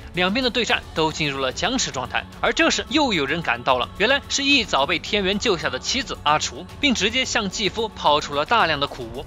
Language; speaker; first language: Chinese; native; Chinese